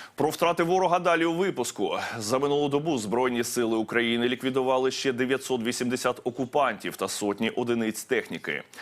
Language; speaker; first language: Ukrainian; native; Ukrainian